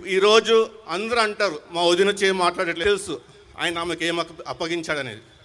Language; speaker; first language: Telugu; non-native, local second language; Urdu